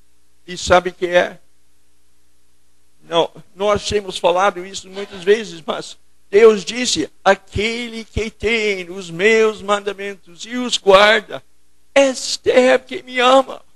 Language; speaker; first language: Portuguese; non-native, fluent; English